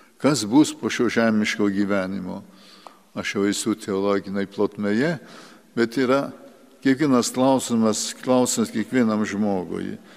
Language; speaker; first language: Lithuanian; early bilingual, heritage; Lithuanian